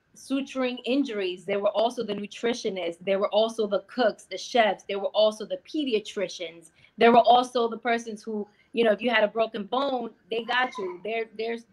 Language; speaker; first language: English; native; English